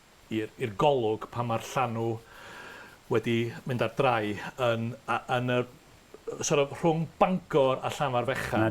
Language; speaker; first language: Welsh; native; Welsh